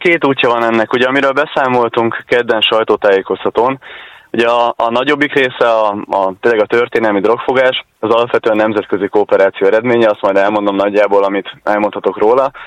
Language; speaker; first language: Hungarian; native; Hungarian